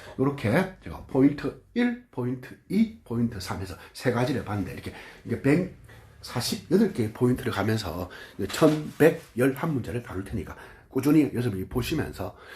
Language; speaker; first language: Korean; native; Korean